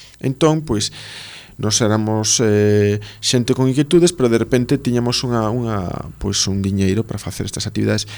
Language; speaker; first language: Galician; non-native, local second language; Spanish